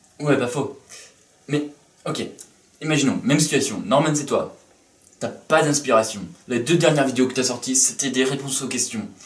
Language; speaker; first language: French; native; French